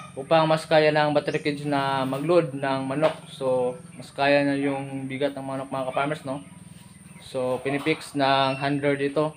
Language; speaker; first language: Filipino; non-native, local second language; Cebuano